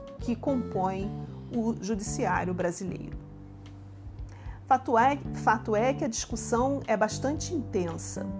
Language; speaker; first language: Portuguese; native; Portuguese